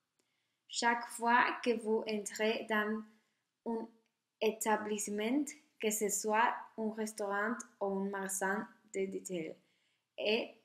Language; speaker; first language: French; non-native, learner; Spanish